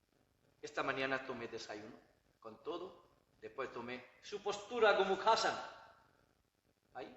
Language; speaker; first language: Spanish; non-native, learner; Bangla